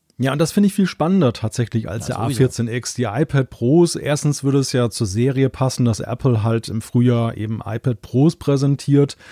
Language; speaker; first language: German; native; German